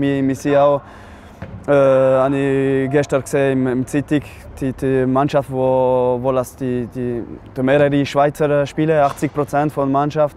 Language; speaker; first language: German; non-native, local second language; French